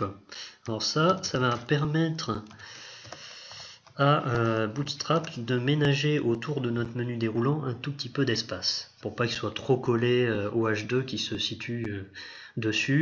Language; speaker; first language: French; native; French